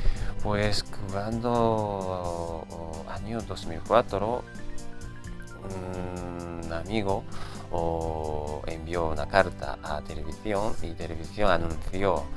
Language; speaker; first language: Spanish; non-native, fluent; Japanese